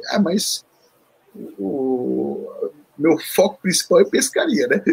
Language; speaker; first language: Portuguese; early bilingual, other home language; Korean